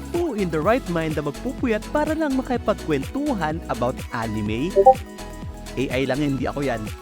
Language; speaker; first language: Filipino; native; Filipino